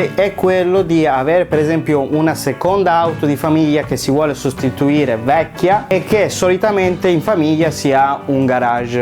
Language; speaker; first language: Italian; native; Italian